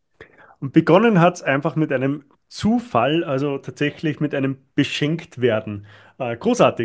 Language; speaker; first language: German; native; German